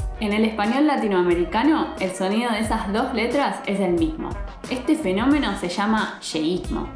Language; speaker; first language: Spanish; native; Spanish